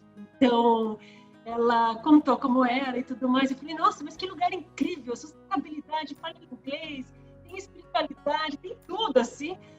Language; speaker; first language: Portuguese; early bilingual, other home language; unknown